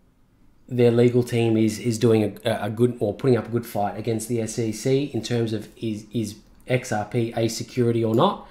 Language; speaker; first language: English; native; English